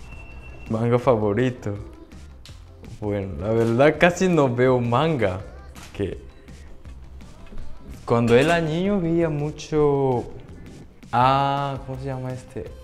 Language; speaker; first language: Spanish; non-native, fluent; Japanese